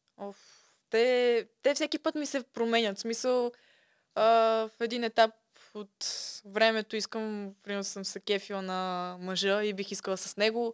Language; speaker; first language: Bulgarian; early bilingual, other home language; Russian